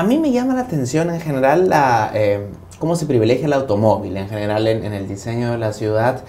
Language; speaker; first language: Spanish; native; Spanish